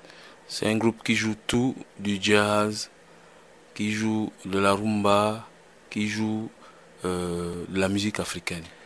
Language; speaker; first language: Spanish; non-native, learner; French